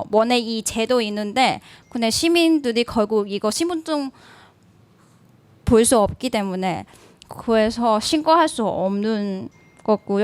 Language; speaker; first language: Korean; non-native, learner; Cantonese